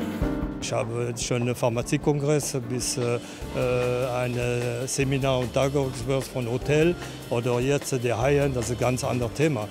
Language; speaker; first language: German; non-native, fluent; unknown